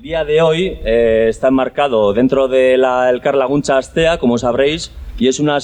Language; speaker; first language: Spanish; native; Spanish